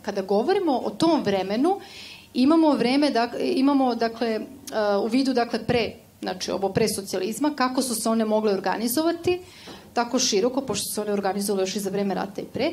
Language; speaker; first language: Serbian; native; Serbian